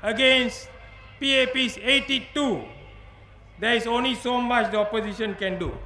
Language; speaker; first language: English; non-native, local second language; Tamil